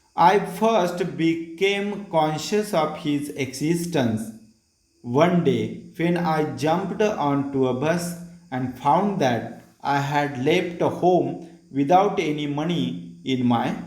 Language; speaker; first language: English; non-native, local second language; Marathi